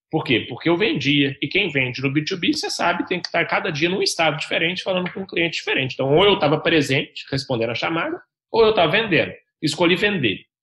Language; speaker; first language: Portuguese; native; Portuguese